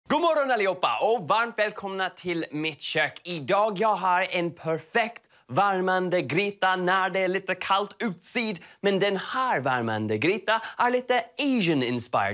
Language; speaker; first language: Swedish; non-native, learner; English